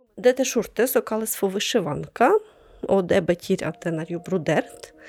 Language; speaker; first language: Norwegian; non-native, fluent; Ukrainian